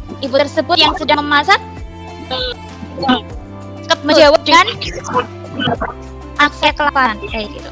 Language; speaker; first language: Indonesian; native; Indonesian